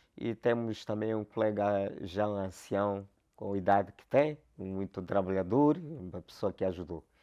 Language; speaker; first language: Portuguese; non-native, local second language; Makhuwa